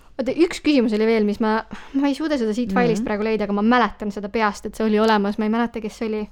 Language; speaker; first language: Estonian; native; Estonian